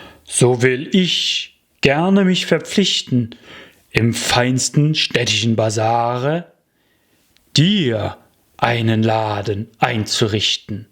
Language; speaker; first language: German; native; German